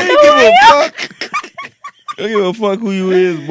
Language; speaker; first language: English; native; English